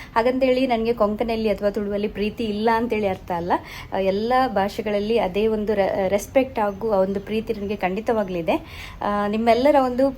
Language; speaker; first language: Kannada; non-native, local second language; Tulu